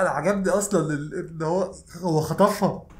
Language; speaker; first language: Arabic; native; Arabic